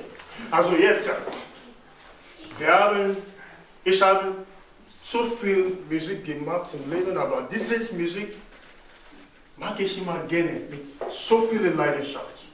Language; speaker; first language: German; non-native, fluent; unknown